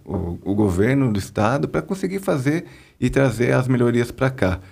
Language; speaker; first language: Portuguese; native; Portuguese